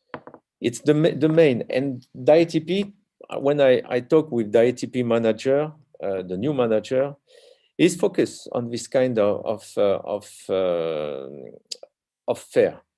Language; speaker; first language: English; non-native, learner; French